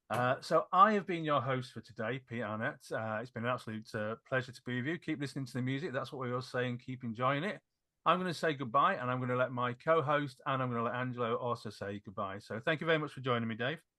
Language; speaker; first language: English; native; English